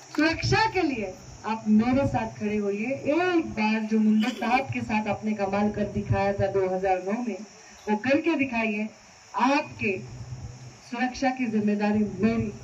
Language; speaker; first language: Hindi; non-native, local second language; Marathi